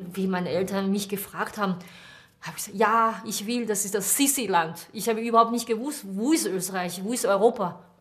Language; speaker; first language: German; non-native, fluent; Chinese